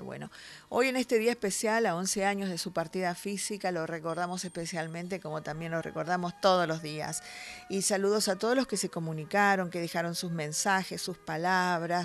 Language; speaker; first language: Spanish; native; Spanish